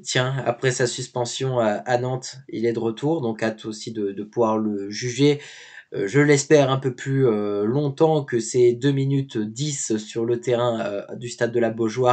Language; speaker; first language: French; native; French